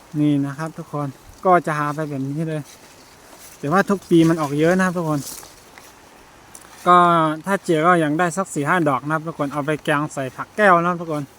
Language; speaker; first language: Thai; non-native, local second language; Shan